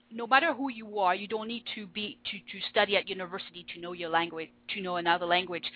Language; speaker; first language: English; non-native, fluent; French